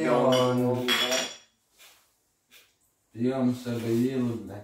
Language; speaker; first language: Russian; non-native, local second language; Ukrainian